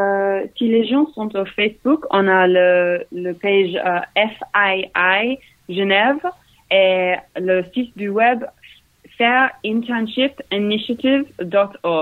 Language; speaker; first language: French; non-native, learner; English